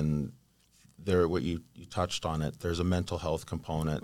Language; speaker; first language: English; native; English